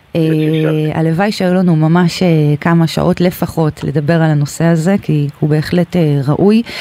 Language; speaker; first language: Hebrew; native; Hebrew